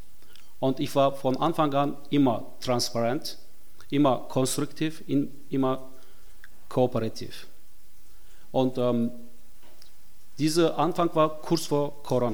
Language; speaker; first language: German; non-native, fluent; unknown